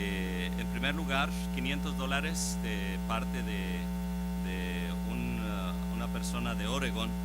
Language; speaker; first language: Spanish; native; Spanish